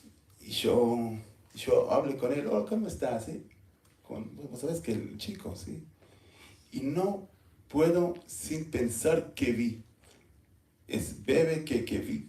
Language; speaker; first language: Spanish; non-native, learner; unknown